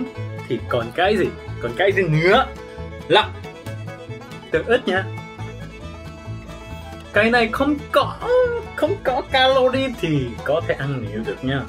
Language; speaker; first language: Vietnamese; non-native, learner; Korean